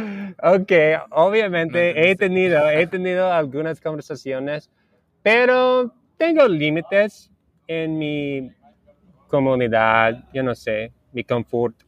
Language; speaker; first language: Spanish; non-native, learner; English